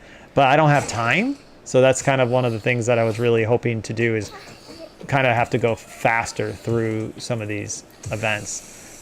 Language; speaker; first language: English; native; English